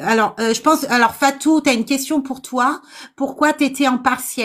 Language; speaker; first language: French; native; French